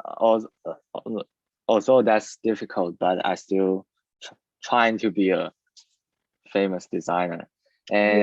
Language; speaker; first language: English; non-native, learner; Chinese